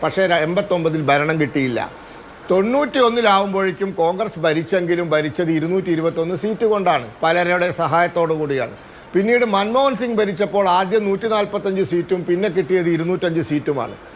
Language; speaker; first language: Malayalam; native; Malayalam